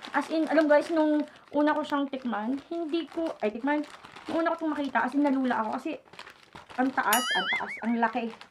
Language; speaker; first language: Filipino; native; Filipino